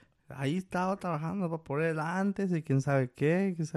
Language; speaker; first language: Spanish; early bilingual, heritage; Spanish